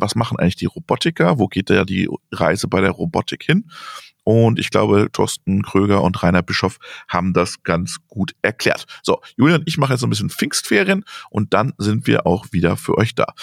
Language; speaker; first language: German; native; German